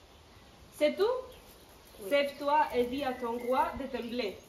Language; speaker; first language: French; non-native, learner; Spanish